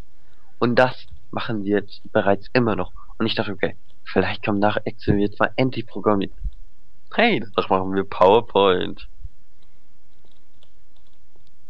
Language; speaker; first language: German; native; German